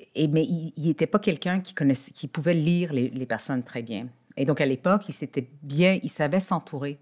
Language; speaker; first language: French; native; French